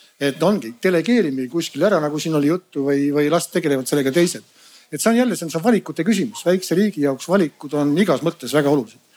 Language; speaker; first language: Estonian; native; Estonian